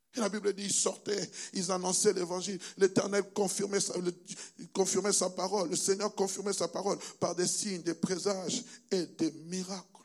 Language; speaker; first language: French; non-native, local second language; Luba-Lulua